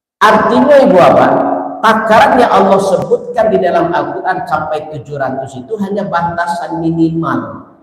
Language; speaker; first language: Malay; non-native, local second language; Minangkabau